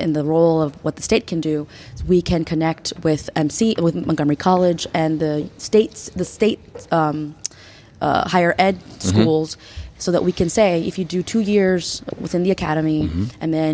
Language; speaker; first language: English; early bilingual, other home language; Spanish